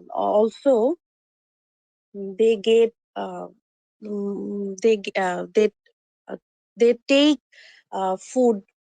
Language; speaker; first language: English; non-native, learner; Bangla